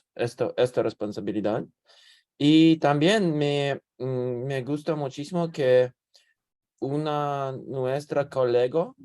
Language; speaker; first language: Spanish; non-native, learner; English